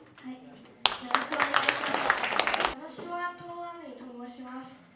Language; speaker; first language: Japanese; non-native, learner; Chinese